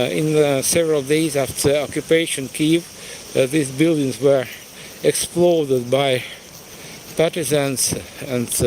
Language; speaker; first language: English; non-native, fluent; Russian